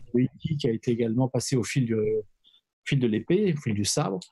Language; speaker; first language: French; native; French